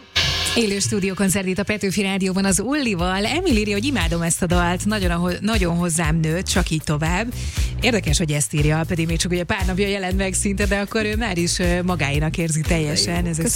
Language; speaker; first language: Hungarian; native; Hungarian